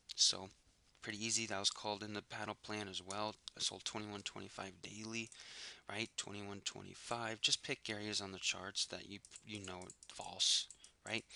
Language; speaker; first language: English; native; English